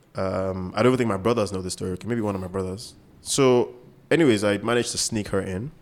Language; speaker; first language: English; non-native, local second language; Yoruba